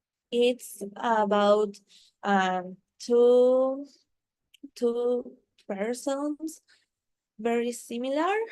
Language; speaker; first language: English; non-native, learner; Spanish